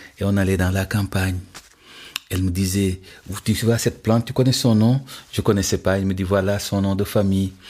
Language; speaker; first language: French; non-native, local second language; Wolof